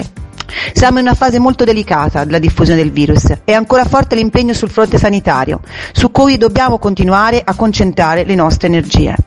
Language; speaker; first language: Italian; native; Italian